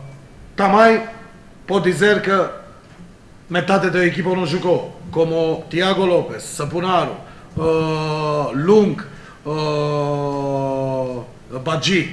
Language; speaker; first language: Portuguese; non-native, fluent; Romanian